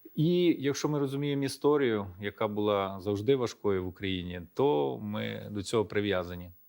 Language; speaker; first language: Ukrainian; early bilingual, heritage; Ukrainian